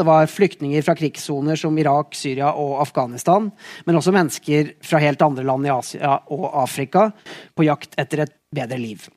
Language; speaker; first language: Norwegian; native; Norwegian